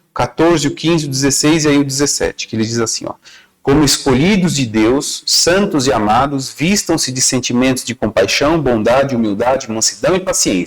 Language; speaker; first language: Portuguese; native; Portuguese